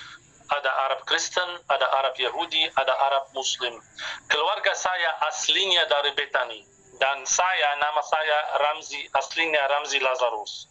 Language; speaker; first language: Indonesian; non-native, fluent; Arabic